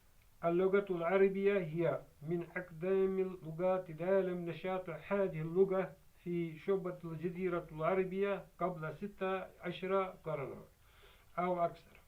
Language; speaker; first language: Arabic; non-native, fluent; Urdu